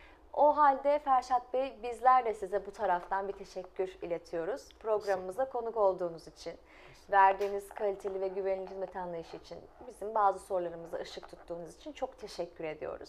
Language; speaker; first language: Turkish; native; Turkish